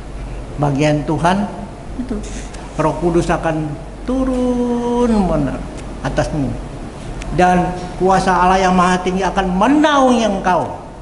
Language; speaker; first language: Indonesian; native; Indonesian